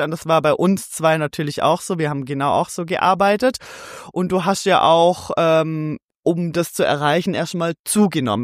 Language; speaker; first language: German; native; German